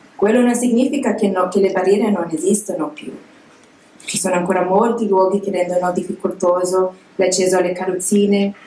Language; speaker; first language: Italian; non-native, fluent; English